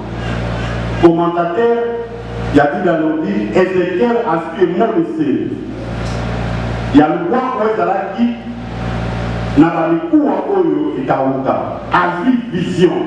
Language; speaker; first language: French; non-native, local second language; Lingala